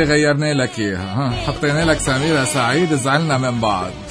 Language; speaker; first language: Arabic; native; Arabic